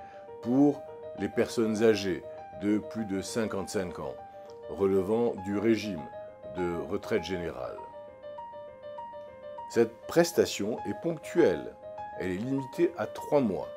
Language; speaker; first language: French; native; French